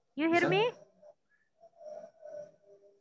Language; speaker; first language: English; non-native, learner; Indonesian